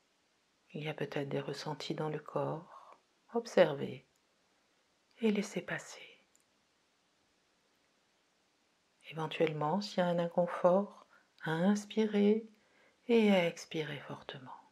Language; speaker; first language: French; native; French